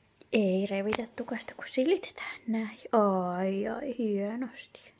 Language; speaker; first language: Finnish; native; Finnish